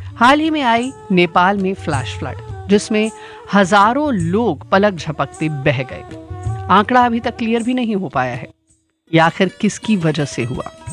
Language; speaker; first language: Hindi; native; Hindi